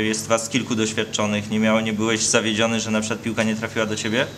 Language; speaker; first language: Polish; native; Polish